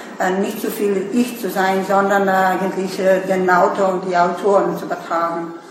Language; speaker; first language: German; non-native, fluent; Serbian